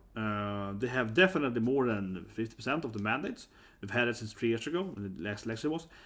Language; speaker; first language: English; non-native, fluent; Swedish